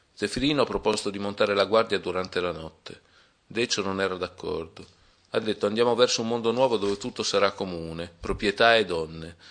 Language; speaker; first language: Italian; native; Italian